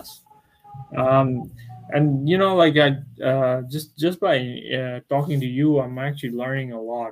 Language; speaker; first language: English; non-native, local second language; Bangla